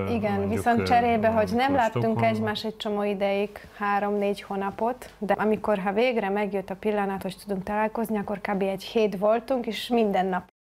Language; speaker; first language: Hungarian; non-native, fluent; Polish